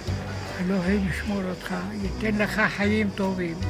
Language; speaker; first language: Hebrew; non-native, fluent; Arabic